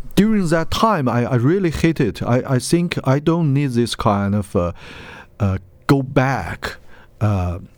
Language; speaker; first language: English; non-native, learner; Chinese